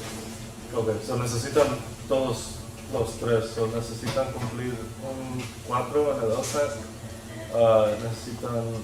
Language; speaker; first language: Spanish; early bilingual, heritage; Spanish